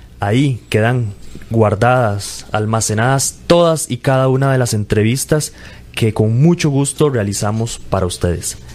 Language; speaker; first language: Spanish; native; Spanish